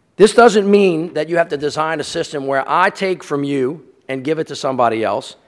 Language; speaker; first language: English; native; English